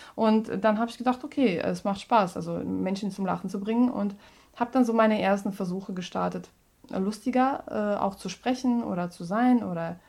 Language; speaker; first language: German; non-native, fluent; Russian